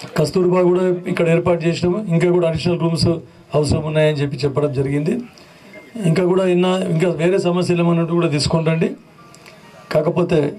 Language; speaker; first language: Telugu; native; Telugu